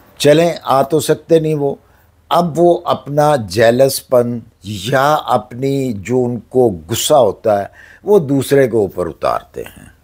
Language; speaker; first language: Urdu; non-native, local second language; Punjabi